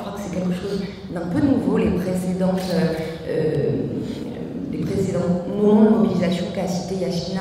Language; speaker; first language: French; native; French